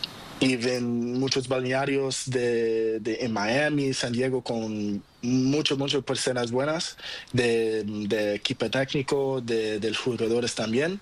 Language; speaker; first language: Spanish; non-native, learner; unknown